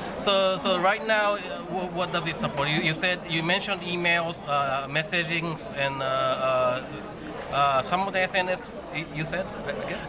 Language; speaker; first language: English; non-native, fluent; Japanese